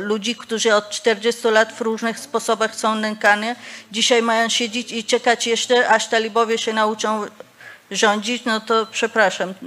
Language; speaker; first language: Polish; non-native, fluent; Persian